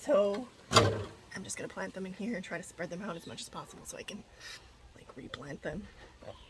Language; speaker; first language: English; native; English